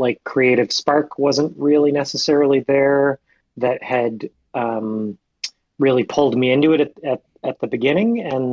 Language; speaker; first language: English; native; English